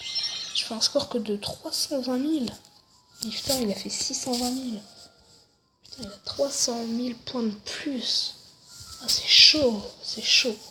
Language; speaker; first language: French; native; French